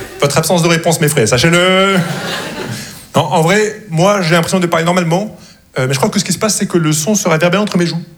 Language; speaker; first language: French; non-native, local second language; Arabic